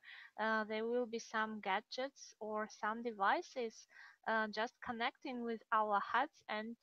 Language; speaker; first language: English; non-native, fluent; Russian